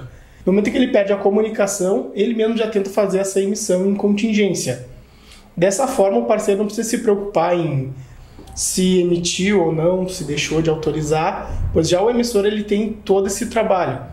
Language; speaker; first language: Portuguese; native; Portuguese